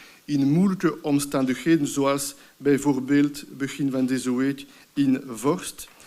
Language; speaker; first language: Dutch; non-native, local second language; French